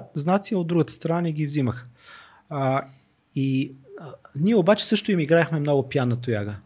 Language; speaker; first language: Bulgarian; native; Bulgarian